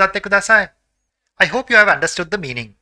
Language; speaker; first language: Japanese; non-native, fluent; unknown